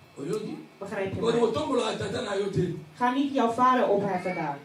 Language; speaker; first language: Dutch; non-native, fluent; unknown